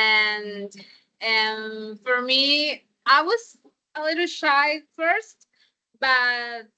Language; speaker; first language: English; non-native, fluent; Spanish